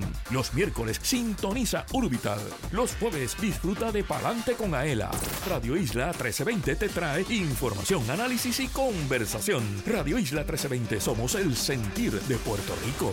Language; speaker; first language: Spanish; native; Spanish